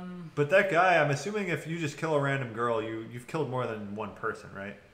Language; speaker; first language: English; native; English